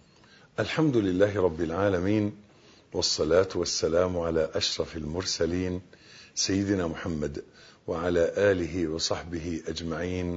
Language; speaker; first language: Arabic; native; Arabic